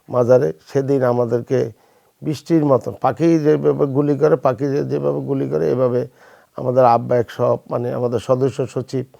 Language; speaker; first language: Bangla; native; Bangla